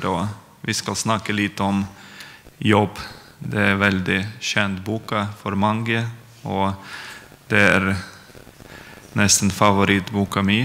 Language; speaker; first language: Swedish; non-native, fluent; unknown